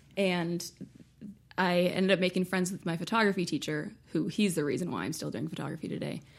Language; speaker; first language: English; native; English